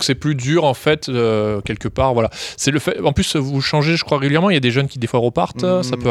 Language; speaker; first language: French; native; French